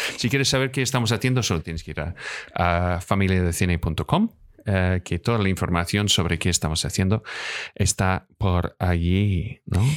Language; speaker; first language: Spanish; non-native, fluent; English